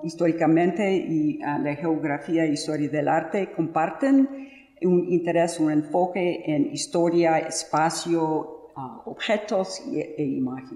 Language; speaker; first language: Spanish; non-native, fluent; English